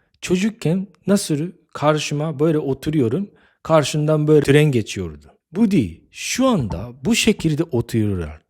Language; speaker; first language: Turkish; non-native, fluent; Japanese